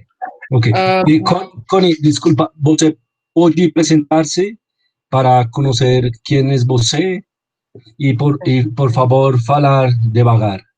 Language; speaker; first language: Portuguese; non-native, learner; Spanish